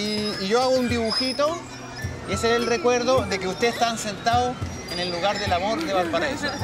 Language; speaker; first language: Spanish; native; Spanish